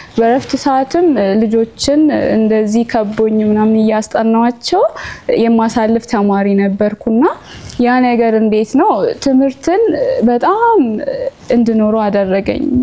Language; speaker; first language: Amharic; non-native, local second language; Oromo